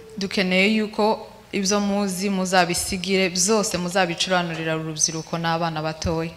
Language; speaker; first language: Kinyarwanda; native; Kinyarwanda